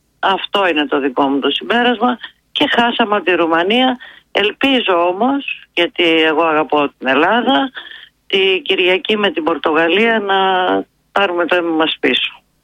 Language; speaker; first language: Greek; native; Greek